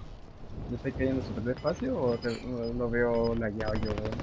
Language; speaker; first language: Spanish; native; Spanish